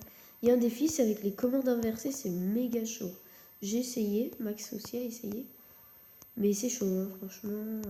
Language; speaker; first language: French; native; French